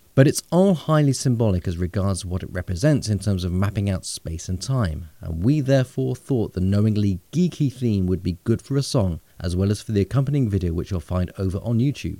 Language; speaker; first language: English; native; English